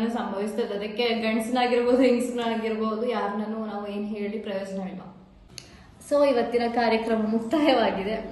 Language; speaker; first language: Kannada; non-native, local second language; Malayalam